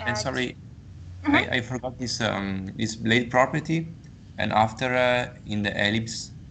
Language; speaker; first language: English; non-native, learner; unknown